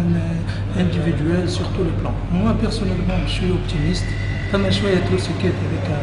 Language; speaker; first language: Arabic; native; Arabic